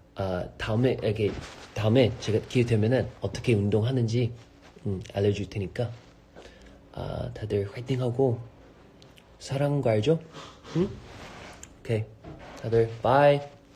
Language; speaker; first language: Korean; non-native, fluent; English